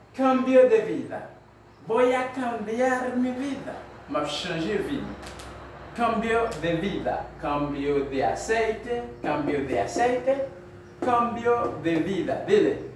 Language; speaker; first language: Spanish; non-native, fluent; Haitian Creole